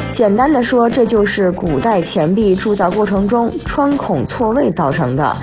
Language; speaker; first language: Chinese; native; Chinese